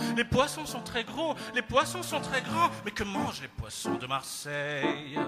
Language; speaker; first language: French; native; French